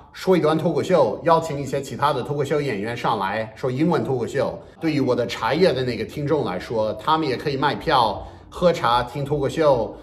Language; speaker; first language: Chinese; non-native, fluent; English